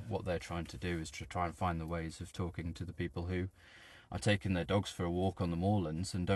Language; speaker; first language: English; native; English